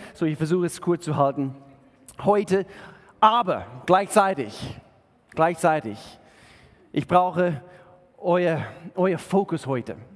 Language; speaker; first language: German; non-native, fluent; English